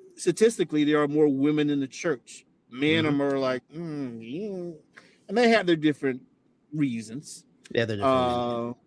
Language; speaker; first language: English; native; English